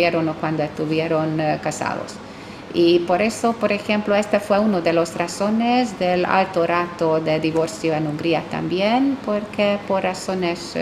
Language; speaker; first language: Spanish; non-native, fluent; Hungarian